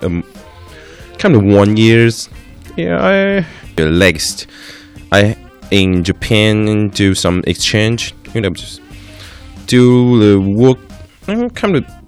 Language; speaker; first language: English; non-native, learner; Chinese